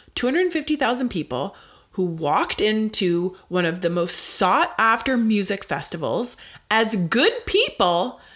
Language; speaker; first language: English; native; English